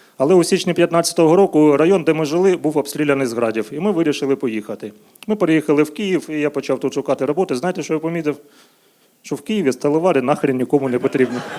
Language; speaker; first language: Ukrainian; native; Ukrainian